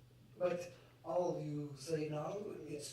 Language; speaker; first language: English; non-native, fluent; Portuguese